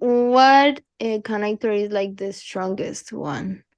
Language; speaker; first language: English; non-native, learner; Spanish